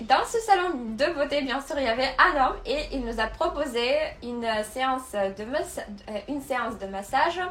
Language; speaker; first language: French; non-native, fluent; Russian